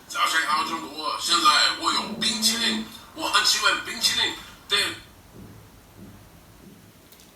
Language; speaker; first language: Chinese; non-native, learner; English